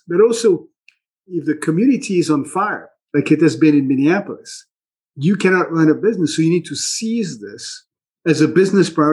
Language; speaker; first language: English; native; English